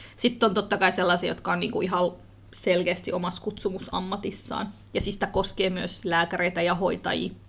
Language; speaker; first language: Finnish; early bilingual, other home language; Kurdish